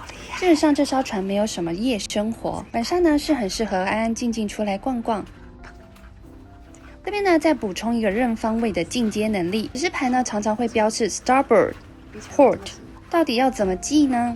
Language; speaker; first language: Chinese; native; Chinese